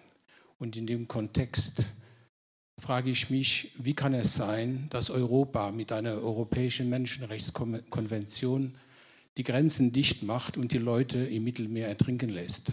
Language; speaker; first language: German; non-native, local second language; Luxembourgish